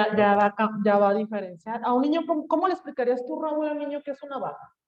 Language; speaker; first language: Spanish; native; Spanish